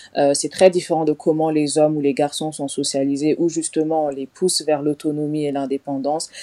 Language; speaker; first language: French; non-native, local second language; Wolof